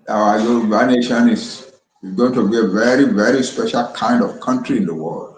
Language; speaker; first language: English; non-native, local second language; Yoruba